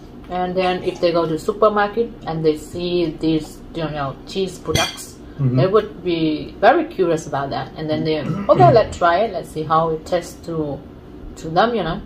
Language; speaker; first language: English; non-native, fluent; Vietnamese